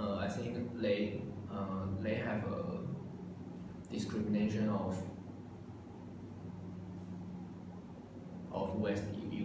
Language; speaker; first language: English; non-native, learner; Chinese